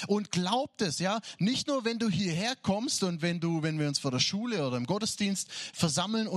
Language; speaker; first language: German; native; German